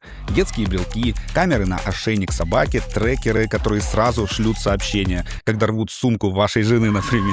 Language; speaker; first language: Russian; native; Russian